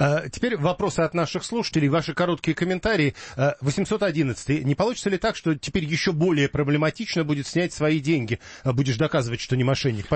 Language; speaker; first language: Russian; native; Russian